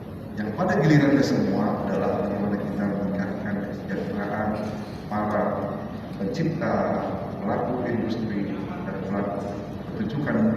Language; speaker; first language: Indonesian; native; Indonesian